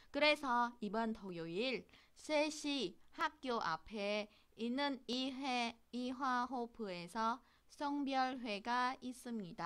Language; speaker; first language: Korean; non-native, fluent; Vietnamese